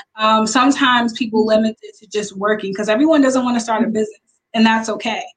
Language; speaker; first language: English; native; English